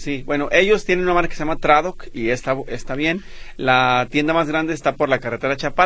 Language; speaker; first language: Spanish; native; Spanish